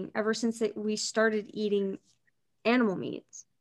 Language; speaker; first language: English; native; English